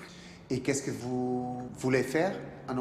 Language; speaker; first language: French; non-native, learner; Dutch